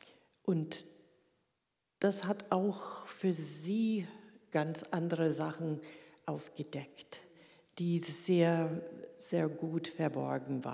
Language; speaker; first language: German; early bilingual, heritage; German